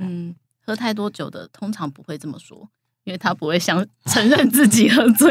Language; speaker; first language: Chinese; native; Chinese